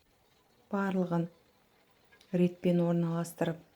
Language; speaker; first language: Kazakh; native; Kazakh